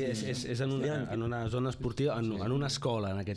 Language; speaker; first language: Catalan; native; Catalan